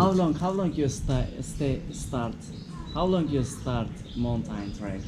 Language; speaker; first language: English; non-native, learner; Turkish